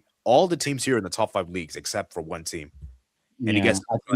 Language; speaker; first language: English; native; English